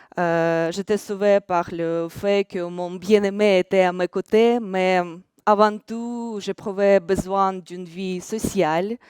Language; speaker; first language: French; non-native, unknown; Russian